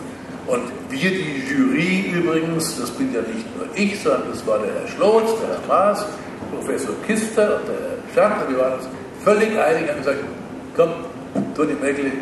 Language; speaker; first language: German; native; German